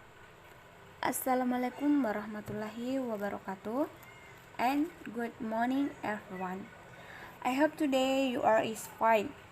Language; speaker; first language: English; non-native, learner; Indonesian